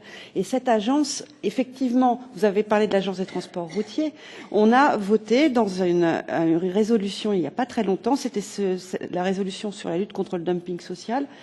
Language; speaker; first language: French; native; French